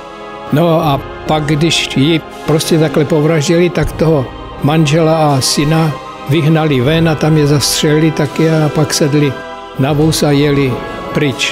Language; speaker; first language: Czech; early bilingual, heritage; Czech